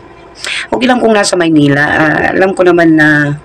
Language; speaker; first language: Filipino; native; Filipino